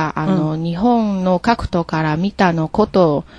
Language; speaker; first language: Japanese; non-native, learner; Chinese